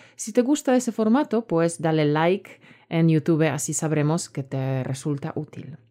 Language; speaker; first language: Spanish; native; Spanish